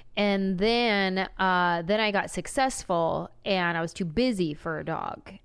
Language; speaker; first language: English; native; English